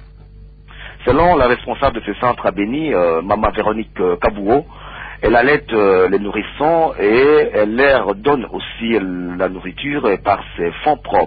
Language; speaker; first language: French; non-native, local second language; Swahili